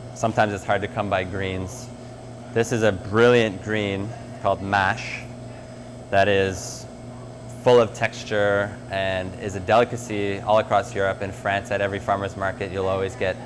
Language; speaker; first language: English; native; English